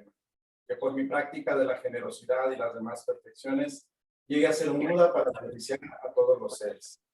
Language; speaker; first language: Spanish; native; Spanish